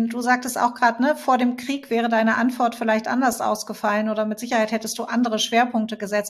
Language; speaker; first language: German; native; German